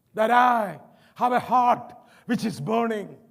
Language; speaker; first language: English; non-native, local second language; Malayalam